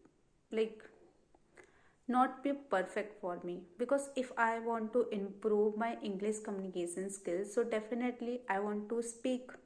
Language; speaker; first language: English; non-native, learner; Hindi